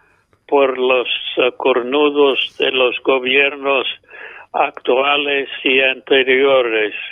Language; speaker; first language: Spanish; non-native, fluent; English